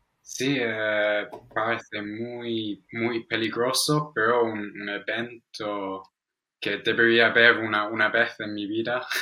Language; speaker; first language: Spanish; non-native, fluent; English